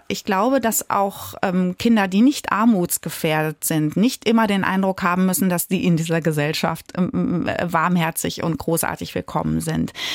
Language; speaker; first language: German; native; German